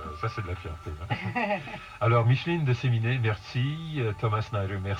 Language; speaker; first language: French; native; French